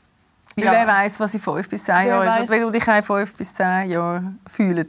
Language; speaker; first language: German; native; German